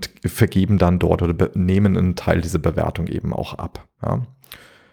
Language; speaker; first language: German; native; German